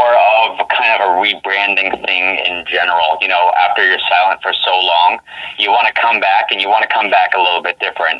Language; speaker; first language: English; native; English